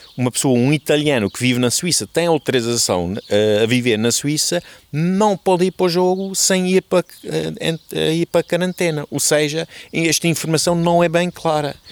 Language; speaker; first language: Portuguese; non-native, fluent; German